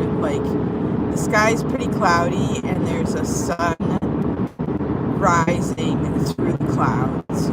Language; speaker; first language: English; native; English